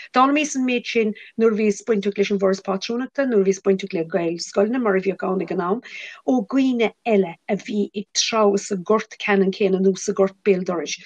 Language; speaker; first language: Irish; non-native, local second language; English